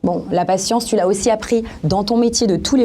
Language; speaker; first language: French; native; French